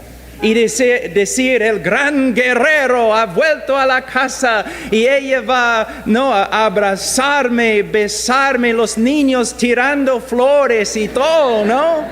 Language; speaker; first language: Spanish; non-native, fluent; English